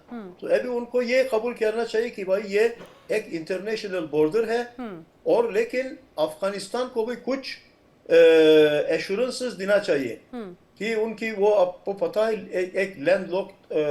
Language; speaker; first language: Hindi; non-native, fluent; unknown